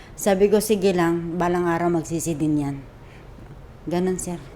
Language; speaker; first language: Filipino; non-native, local second language; Iloko